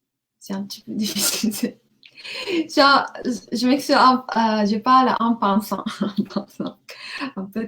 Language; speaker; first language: French; non-native, learner; Japanese